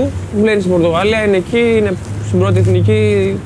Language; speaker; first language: Greek; native; Greek